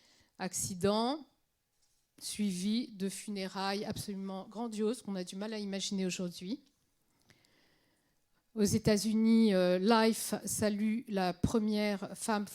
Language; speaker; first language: French; native; French